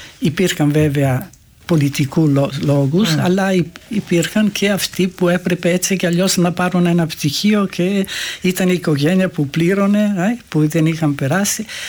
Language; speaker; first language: Greek; non-native, fluent; Italian